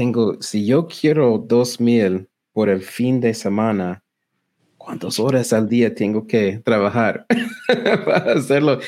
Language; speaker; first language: Spanish; non-native, learner; English